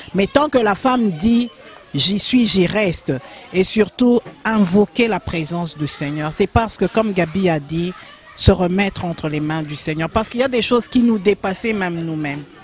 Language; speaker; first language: French; non-native, local second language; Lingala